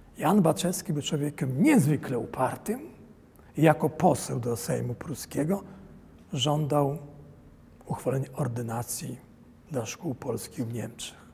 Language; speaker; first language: Polish; native; Polish